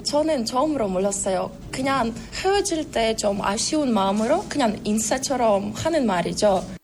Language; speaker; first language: Korean; non-native, learner; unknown